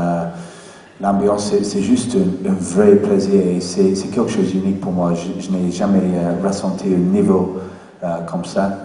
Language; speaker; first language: French; non-native, fluent; English